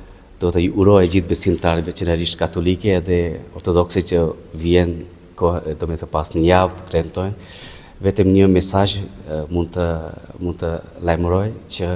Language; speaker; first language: Albanian; non-native, fluent; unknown